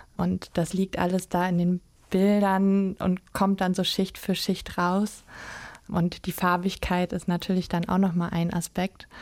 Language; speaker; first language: German; native; German